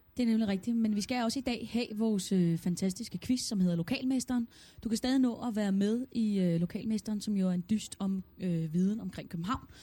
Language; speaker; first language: Danish; native; Danish